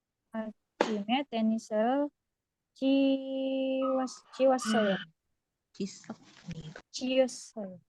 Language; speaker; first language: Korean; non-native, learner; Indonesian